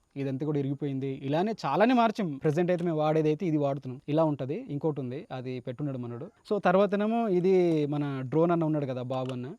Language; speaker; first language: Telugu; native; Telugu